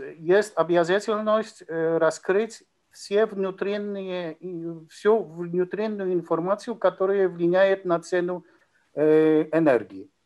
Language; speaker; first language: Russian; non-native, learner; Polish